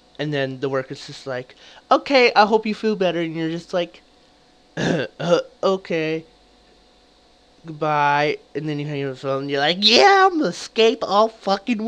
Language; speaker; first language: English; native; English